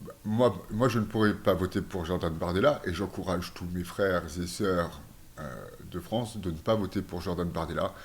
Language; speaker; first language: French; native; French